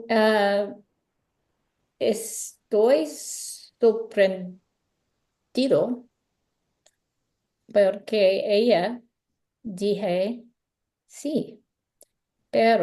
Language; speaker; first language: Spanish; non-native, learner; English